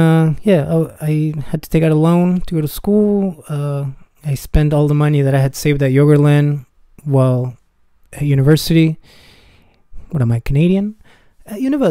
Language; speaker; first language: English; early bilingual, other home language; Spanish